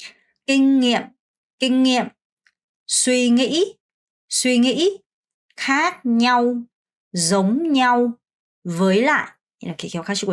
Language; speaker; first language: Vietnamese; non-native, fluent; Korean